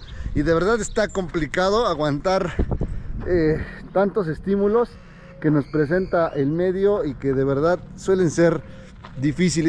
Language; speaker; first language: Spanish; native; Spanish